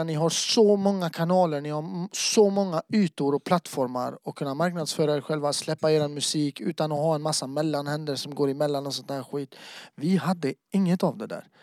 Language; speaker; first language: Swedish; early bilingual, other home language; Albanian